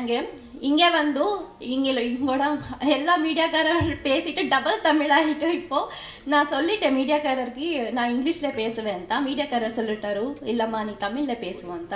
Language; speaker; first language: Tamil; non-native, learner; Kannada